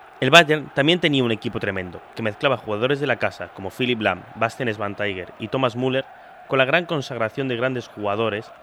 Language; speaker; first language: Spanish; native; Spanish